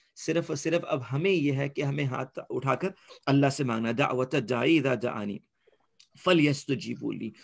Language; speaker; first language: Urdu; early bilingual, heritage; Urdu